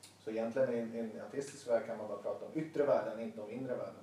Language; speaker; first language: Swedish; native; Swedish